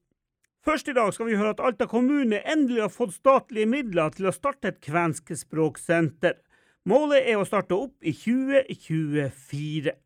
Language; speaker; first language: Norwegian; native; Norwegian